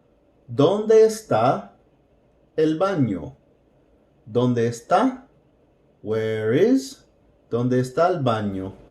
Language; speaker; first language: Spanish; non-native, fluent; English